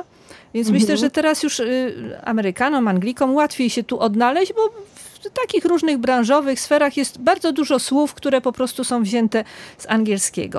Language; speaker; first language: Polish; native; Polish